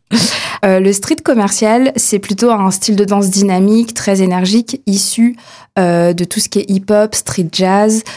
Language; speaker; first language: French; native; French